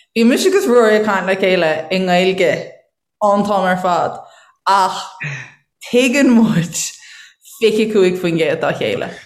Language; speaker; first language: Irish; native; Irish